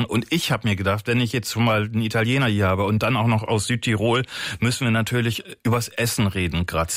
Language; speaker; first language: German; native; German